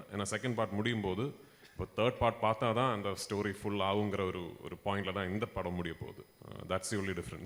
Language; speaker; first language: Tamil; non-native, local second language; Malayalam